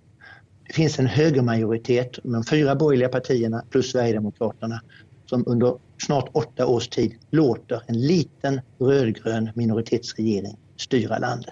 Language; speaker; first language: Swedish; native; Swedish